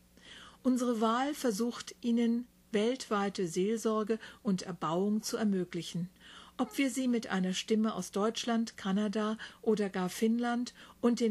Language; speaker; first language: German; native; German